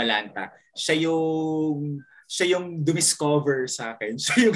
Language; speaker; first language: Filipino; native; Filipino